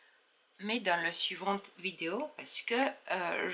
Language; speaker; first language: French; non-native, fluent; Bulgarian